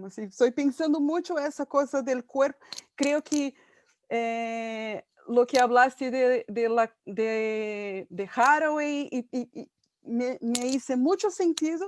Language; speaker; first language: Spanish; non-native, fluent; Portuguese